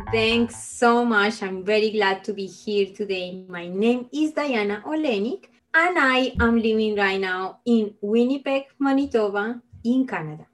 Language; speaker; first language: English; non-native, fluent; Spanish